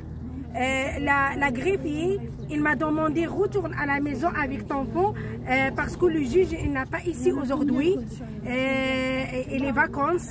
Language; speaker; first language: French; non-native, learner; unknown